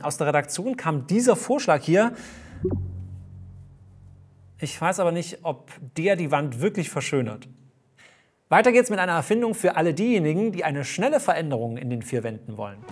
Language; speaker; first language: German; native; German